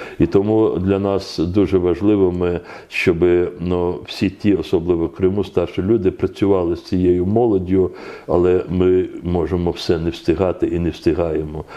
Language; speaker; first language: Ukrainian; non-native, local second language; Crimean Tatar